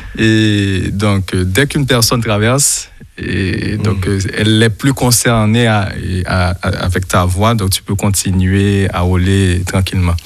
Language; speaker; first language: French; non-native, local second language; Haitian Creole